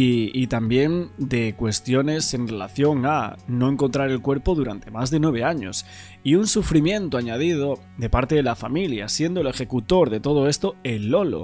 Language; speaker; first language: Spanish; native; Spanish